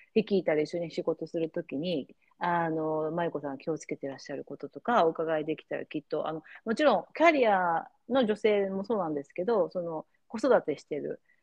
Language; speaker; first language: Japanese; native; Japanese